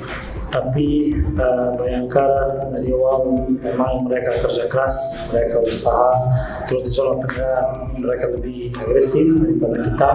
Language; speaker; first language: Indonesian; non-native, fluent; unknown